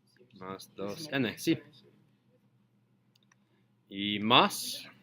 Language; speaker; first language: Spanish; non-native, learner; English